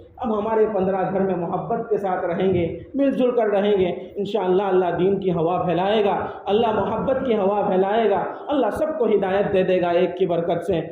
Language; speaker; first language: Urdu; non-native, local second language; Gujarati